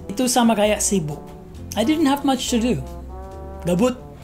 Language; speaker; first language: English; native; English